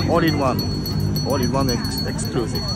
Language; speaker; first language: English; non-native, learner; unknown